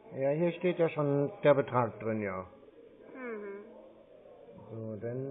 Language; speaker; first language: German; native; German